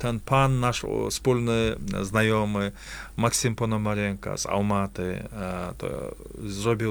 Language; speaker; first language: Polish; non-native, fluent; Kazakh